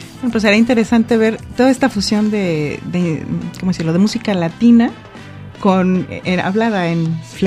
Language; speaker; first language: Spanish; native; Spanish